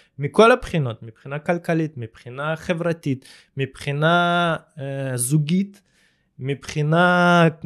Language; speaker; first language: Hebrew; early bilingual, other home language; Russian